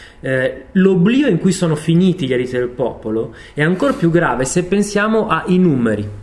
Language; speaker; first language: Italian; native; Italian